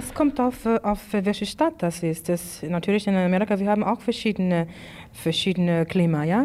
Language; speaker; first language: German; non-native, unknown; English